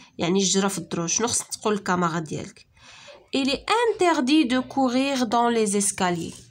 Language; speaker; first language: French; non-native, local second language; Arabic